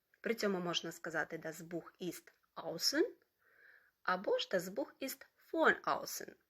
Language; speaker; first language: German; non-native, fluent; Ukrainian